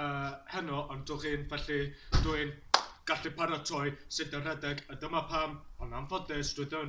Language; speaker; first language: Welsh; non-native, learner; English